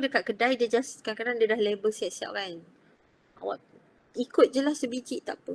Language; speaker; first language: Malay; native; Malay